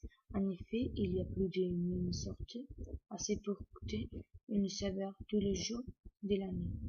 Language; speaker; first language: French; non-native, learner; Spanish